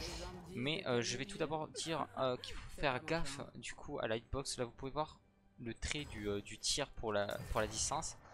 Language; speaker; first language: French; native; French